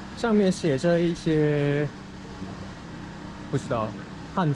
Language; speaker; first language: Chinese; non-native, fluent; Korean